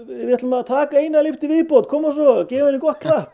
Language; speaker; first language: Icelandic; native; Icelandic